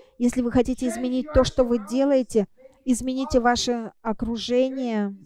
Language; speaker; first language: Russian; non-native, fluent; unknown